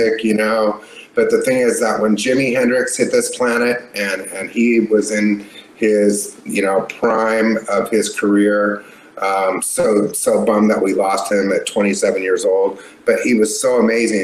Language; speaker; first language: English; native; English